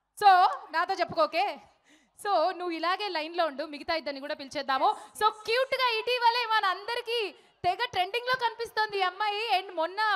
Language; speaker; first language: Telugu; native; Telugu